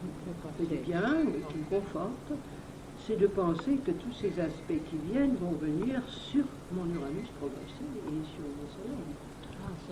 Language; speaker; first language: French; native; French